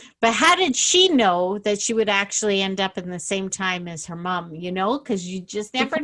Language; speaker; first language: English; native; English